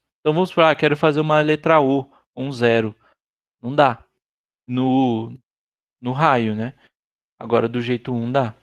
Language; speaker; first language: Portuguese; native; Portuguese